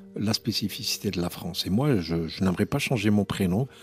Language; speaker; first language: French; non-native, local second language; Arabic